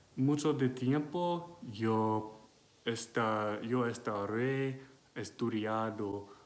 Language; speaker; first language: Spanish; non-native, learner; English